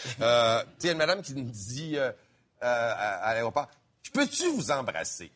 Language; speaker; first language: French; native; French